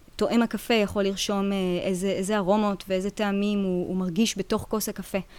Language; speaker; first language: Hebrew; native; Hebrew